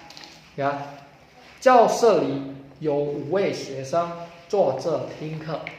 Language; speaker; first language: Chinese; non-native, fluent; Indonesian